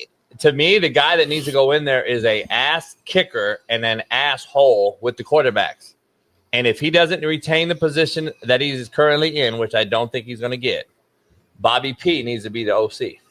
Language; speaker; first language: English; native; English